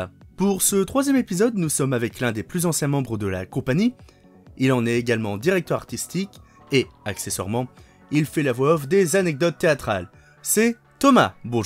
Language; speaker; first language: French; native; French